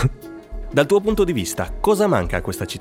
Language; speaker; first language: Italian; native; Italian